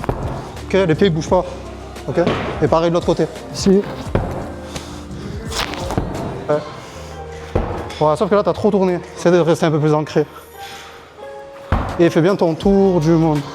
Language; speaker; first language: French; native; French